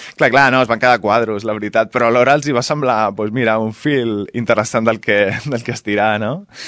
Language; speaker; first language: Catalan; non-native, local second language; Spanish